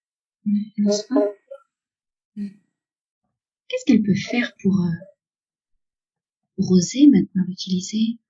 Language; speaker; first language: French; native; French